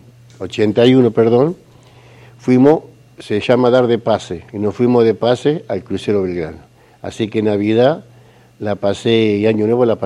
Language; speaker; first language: Spanish; native; Spanish